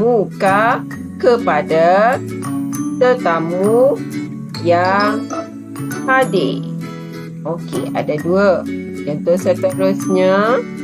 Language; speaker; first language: Malay; native; Malay